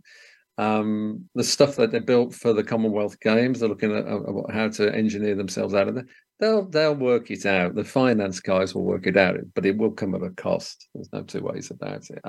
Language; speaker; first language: English; native; English